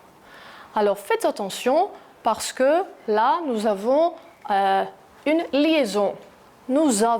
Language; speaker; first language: French; non-native, fluent; Greek